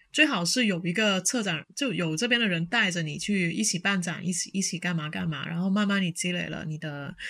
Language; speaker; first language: Chinese; non-native, local second language; Cantonese